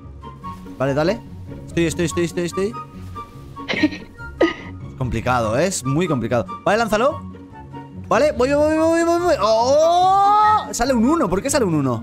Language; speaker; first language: Spanish; native; Spanish